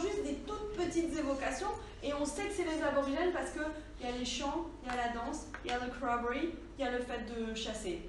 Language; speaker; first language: French; native; French